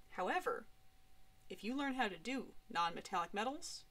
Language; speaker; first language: English; native; English